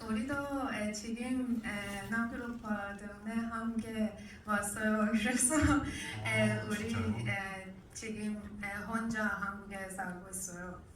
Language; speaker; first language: Korean; non-native, learner; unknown